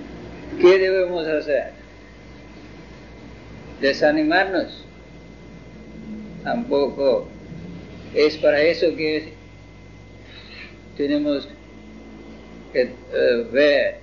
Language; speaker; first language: Spanish; non-native, fluent; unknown